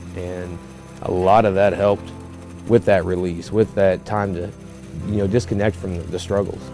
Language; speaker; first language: English; native; English